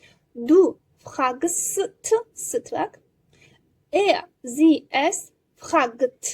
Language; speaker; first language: German; non-native, learner; Georgian